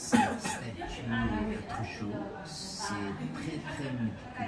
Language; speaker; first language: French; non-native, learner; Vietnamese